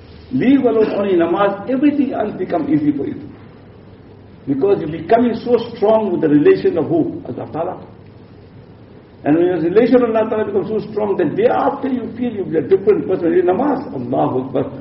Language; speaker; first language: English; non-native, local second language; Urdu